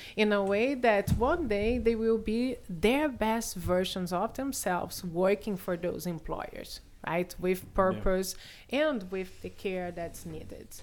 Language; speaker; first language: English; non-native, fluent; Portuguese